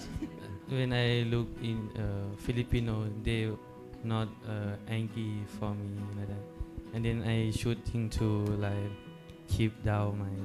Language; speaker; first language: English; non-native, learner; Thai